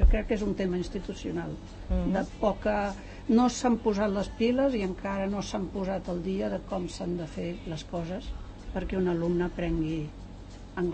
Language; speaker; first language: Catalan; native; Catalan